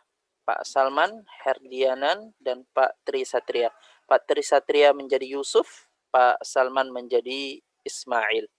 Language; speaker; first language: Indonesian; native; Indonesian